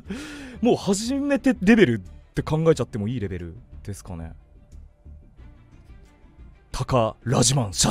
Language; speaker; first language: Japanese; native; Japanese